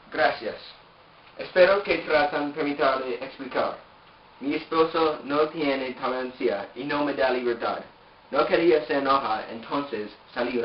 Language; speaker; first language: Spanish; non-native, learner; English